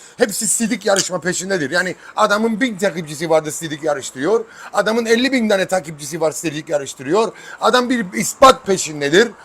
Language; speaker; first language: Turkish; early bilingual, heritage; Turkish